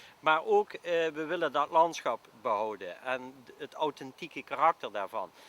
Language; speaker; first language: Dutch; native; Dutch